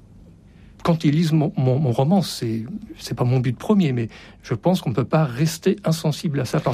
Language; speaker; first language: French; native; French